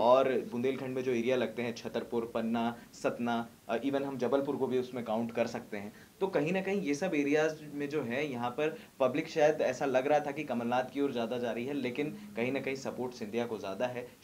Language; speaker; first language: Hindi; native; Hindi